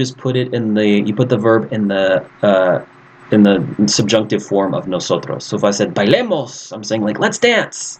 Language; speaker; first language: English; native; English